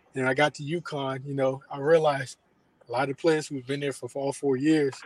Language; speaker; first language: English; native; English